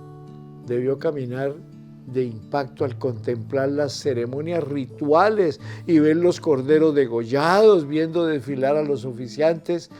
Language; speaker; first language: Spanish; native; Spanish